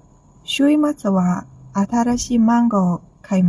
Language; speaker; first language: Japanese; non-native, learner; Mongolian